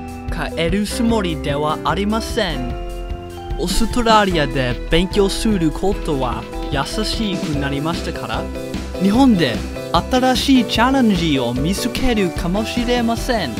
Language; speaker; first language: Japanese; non-native, learner; English